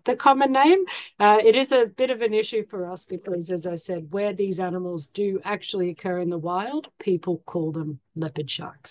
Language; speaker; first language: English; native; English